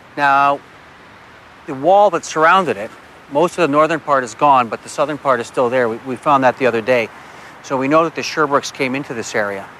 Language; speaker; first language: English; native; English